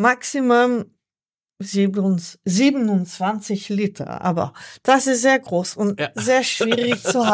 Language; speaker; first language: German; non-native, learner; French